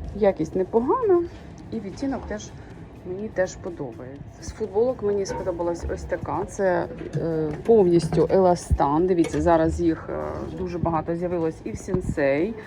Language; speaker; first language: Ukrainian; non-native, local second language; Russian